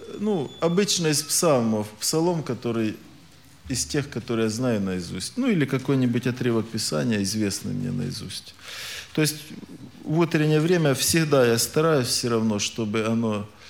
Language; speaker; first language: Russian; native; Russian